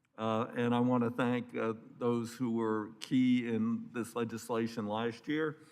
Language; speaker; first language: English; native; English